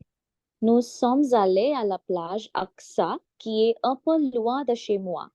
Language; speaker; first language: French; non-native, learner; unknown